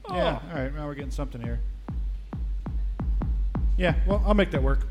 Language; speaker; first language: English; native; English